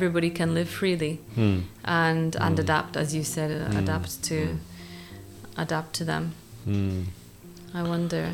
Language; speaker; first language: English; native; English